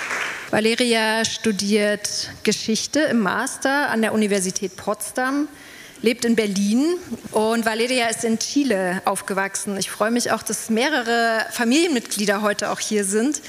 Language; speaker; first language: German; native; German